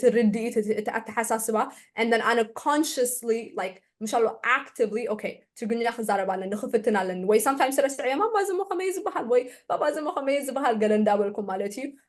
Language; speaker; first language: Tigrinya; early bilingual, heritage; Tigrinya